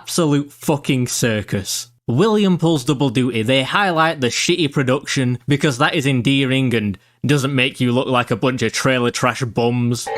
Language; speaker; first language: English; native; English